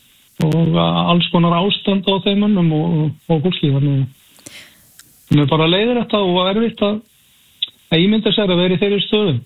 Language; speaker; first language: Icelandic; native; Icelandic